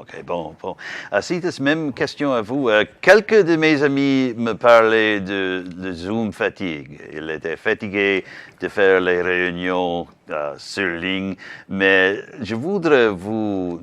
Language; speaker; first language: French; non-native, learner; English